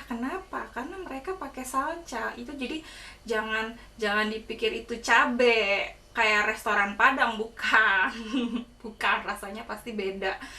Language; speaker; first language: Indonesian; native; Indonesian